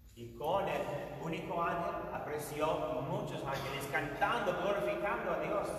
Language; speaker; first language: Spanish; non-native, fluent; English